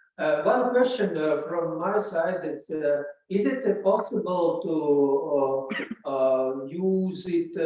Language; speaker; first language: English; non-native, learner; Latvian